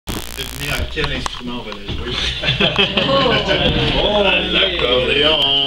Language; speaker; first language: French; native; French